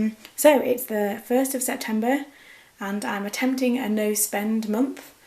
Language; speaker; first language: English; native; English